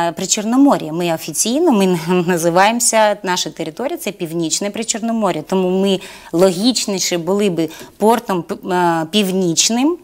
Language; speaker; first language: Ukrainian; native; Ukrainian